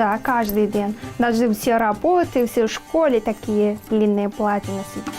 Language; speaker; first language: Russian; non-native, learner; Turkmen